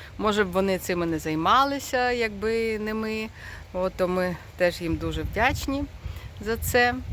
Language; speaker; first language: Ukrainian; non-native, local second language; Russian